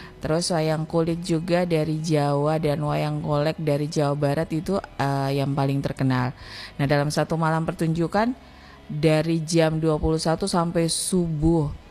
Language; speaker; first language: Indonesian; native; Indonesian